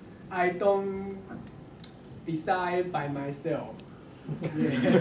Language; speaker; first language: English; non-native, learner; Chinese